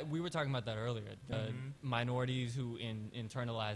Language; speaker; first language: English; early bilingual, other home language; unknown